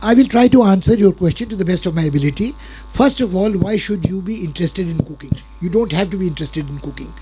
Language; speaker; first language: English; non-native, local second language; Hindi